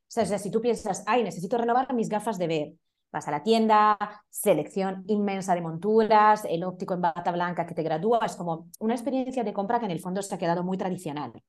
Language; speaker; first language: Spanish; non-native, fluent; Italian